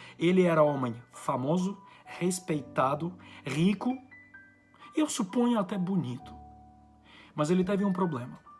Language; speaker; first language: Portuguese; non-native, fluent; Ukrainian